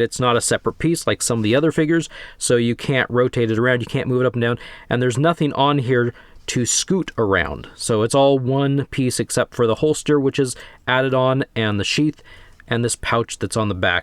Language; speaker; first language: English; native; English